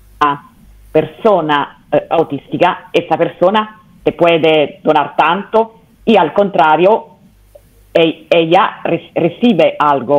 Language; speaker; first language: Spanish; non-native, fluent; Italian